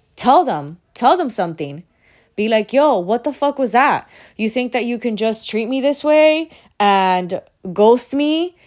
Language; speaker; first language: English; native; English